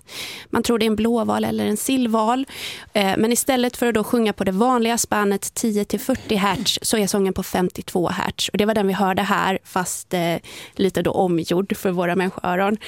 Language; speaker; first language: Swedish; native; Swedish